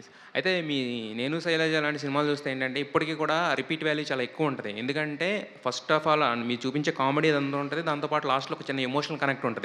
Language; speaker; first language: Telugu; native; Telugu